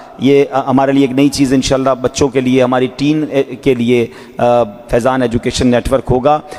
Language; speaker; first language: Urdu; native; Urdu